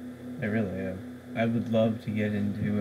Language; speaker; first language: English; native; English